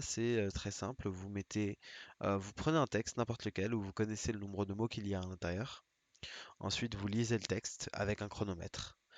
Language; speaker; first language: French; native; French